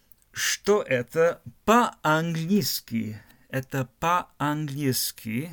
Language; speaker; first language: Russian; non-native, learner; German